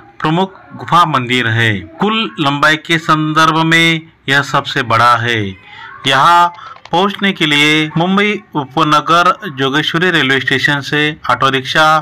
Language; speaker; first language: Hindi; non-native, local second language; Marathi